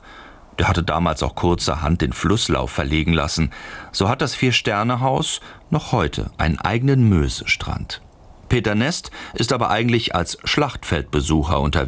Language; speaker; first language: German; native; German